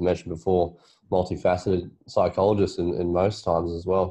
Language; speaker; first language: English; native; English